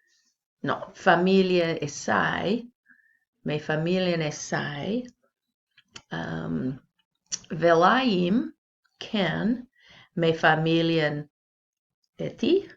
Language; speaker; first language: Albanian; non-native, learner; English